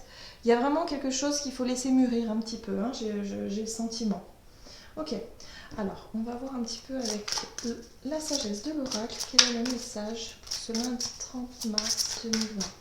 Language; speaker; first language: French; native; French